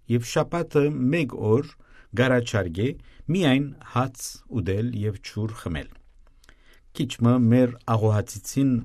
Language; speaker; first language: Armenian; native; Armenian